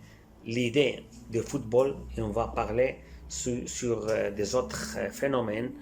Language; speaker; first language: French; non-native, fluent; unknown